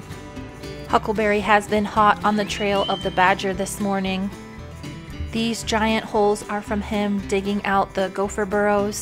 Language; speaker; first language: English; native; English